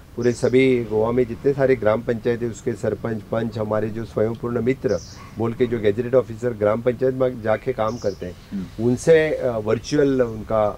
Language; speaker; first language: Hindi; non-native, local second language; Konkani